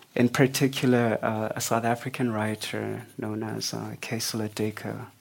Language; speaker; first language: English; non-native, local second language; Xhosa